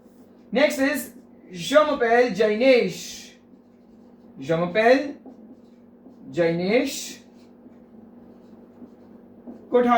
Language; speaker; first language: French; non-native, fluent; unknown